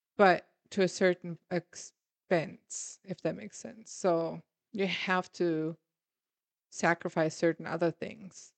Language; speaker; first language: English; non-native, fluent; German